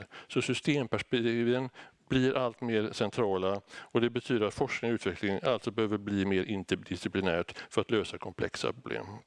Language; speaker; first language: Swedish; native; Swedish